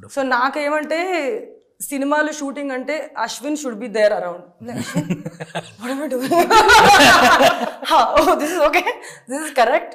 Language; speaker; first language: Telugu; native; Telugu